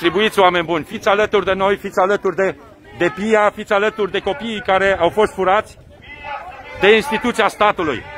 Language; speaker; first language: Romanian; native; Romanian